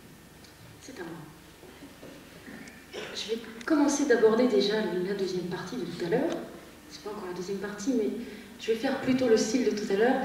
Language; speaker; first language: French; native; French